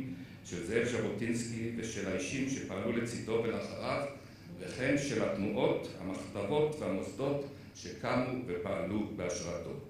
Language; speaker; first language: Hebrew; native; Hebrew